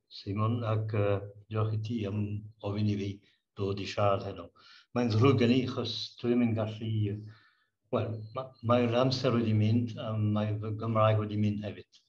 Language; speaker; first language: Welsh; non-native, learner; French